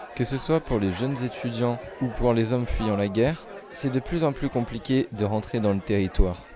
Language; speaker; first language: French; native; French